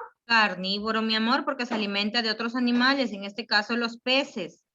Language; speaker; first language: Spanish; native; Spanish